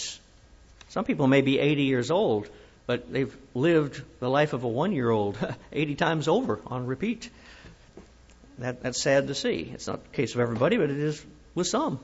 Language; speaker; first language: English; native; English